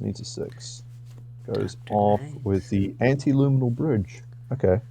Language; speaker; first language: English; native; English